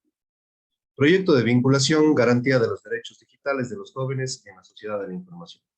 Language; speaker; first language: Spanish; native; Spanish